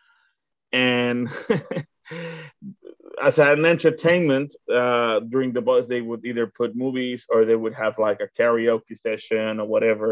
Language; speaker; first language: English; non-native, fluent; Spanish